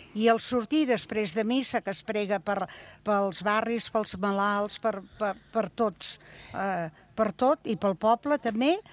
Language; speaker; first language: Catalan; native; Catalan